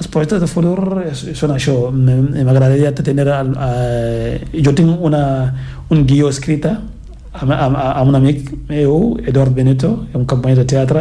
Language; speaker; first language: Catalan; non-native, fluent; Fula